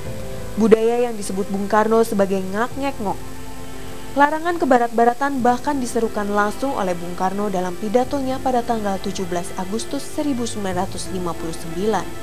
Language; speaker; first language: Indonesian; native; Indonesian